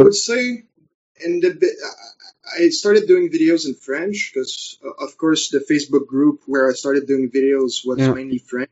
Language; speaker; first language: English; non-native, fluent; French